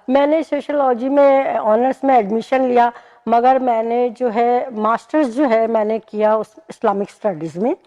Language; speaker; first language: Urdu; native; Urdu